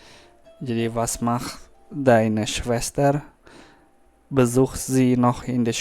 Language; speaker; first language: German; non-native, fluent; Indonesian